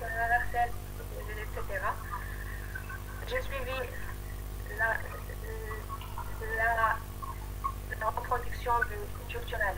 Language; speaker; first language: French; non-native, learner; Arabic